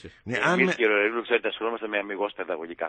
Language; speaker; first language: Greek; native; Greek